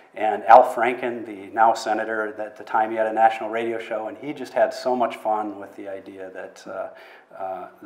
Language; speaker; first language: English; native; English